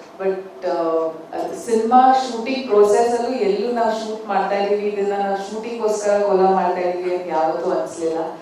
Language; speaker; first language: Kannada; native; Kannada